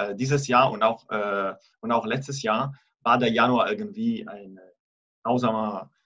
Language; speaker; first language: German; non-native, fluent; Italian